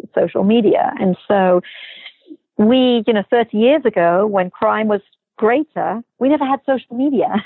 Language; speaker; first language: English; native; English